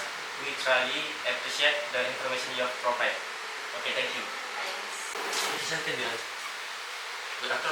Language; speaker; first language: English; non-native, learner; Indonesian